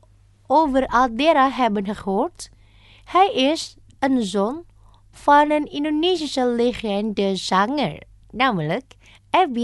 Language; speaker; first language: Dutch; non-native, learner; Indonesian